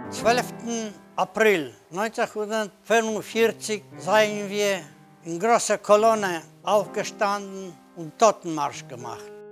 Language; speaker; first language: German; non-native, learner; Polish